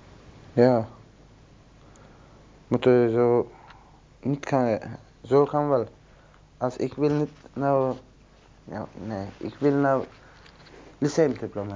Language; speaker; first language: Dutch; non-native, learner; Turkish